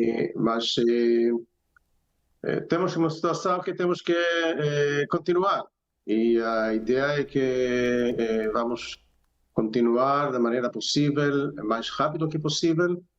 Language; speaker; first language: Portuguese; non-native, fluent; Hebrew